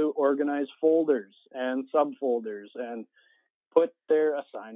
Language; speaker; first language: English; native; English